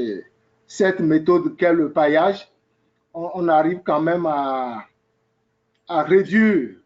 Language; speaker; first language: French; native; French